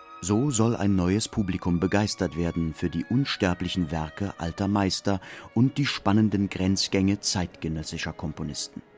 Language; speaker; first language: German; native; German